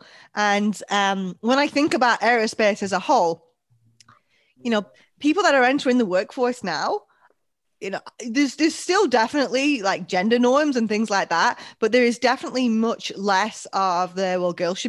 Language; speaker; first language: English; native; English